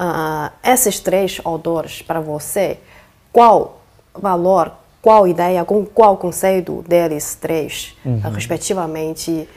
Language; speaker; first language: Portuguese; non-native, fluent; Chinese